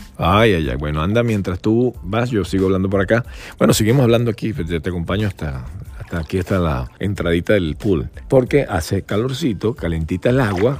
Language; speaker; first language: Spanish; native; Spanish